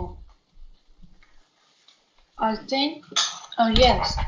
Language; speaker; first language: English; non-native, learner; Chinese